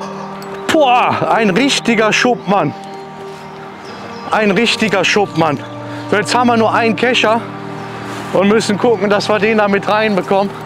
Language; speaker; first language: German; native; German